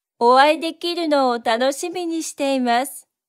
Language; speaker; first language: Japanese; native; Japanese